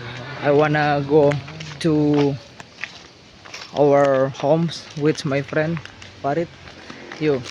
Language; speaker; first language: English; non-native, learner; Indonesian